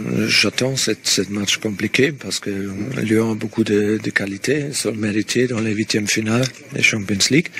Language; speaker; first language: French; non-native, learner; Spanish